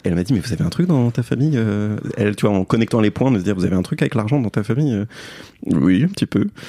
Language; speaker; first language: French; native; French